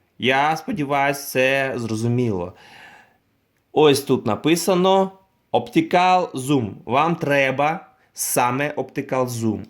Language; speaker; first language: Ukrainian; non-native, local second language; Russian